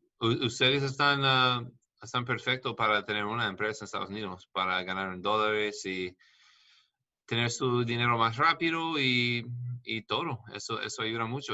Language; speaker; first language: Spanish; non-native, learner; English